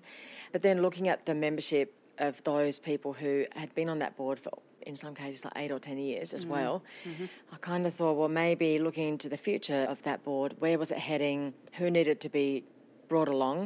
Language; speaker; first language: English; non-native, fluent; Finnish